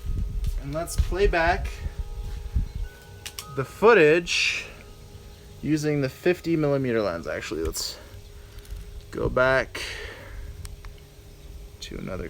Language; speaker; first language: English; native; English